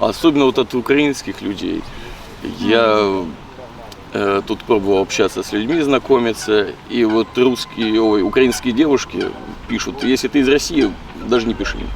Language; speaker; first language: Russian; native; Russian